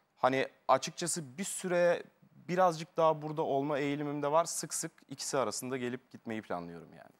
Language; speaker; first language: Turkish; native; Turkish